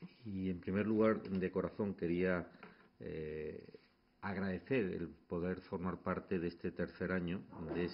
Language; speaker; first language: Spanish; native; Spanish